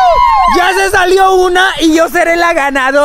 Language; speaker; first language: Spanish; native; Spanish